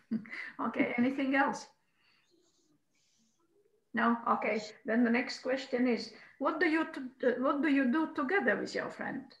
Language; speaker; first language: English; non-native, fluent; Croatian